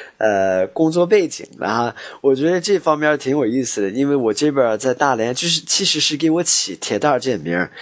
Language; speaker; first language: Chinese; non-native, fluent; English